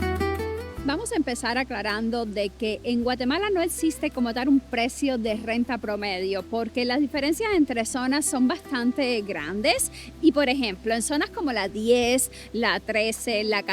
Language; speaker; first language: Spanish; native; Spanish